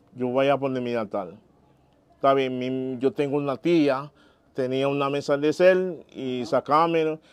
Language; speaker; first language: Spanish; non-native, fluent; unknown